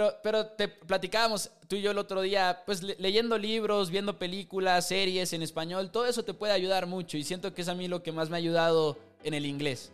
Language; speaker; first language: Spanish; native; Spanish